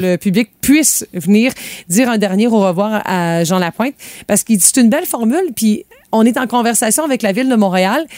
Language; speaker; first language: French; native; French